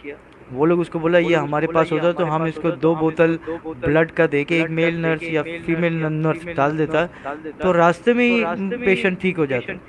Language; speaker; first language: Hindi; non-native, fluent; Bangla